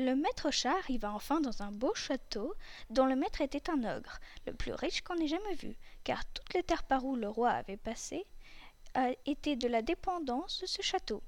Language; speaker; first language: French; native; French